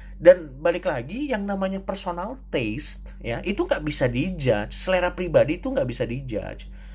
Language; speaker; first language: Indonesian; native; Indonesian